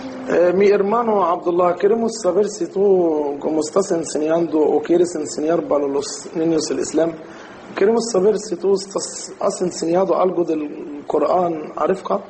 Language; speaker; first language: Spanish; non-native, learner; Arabic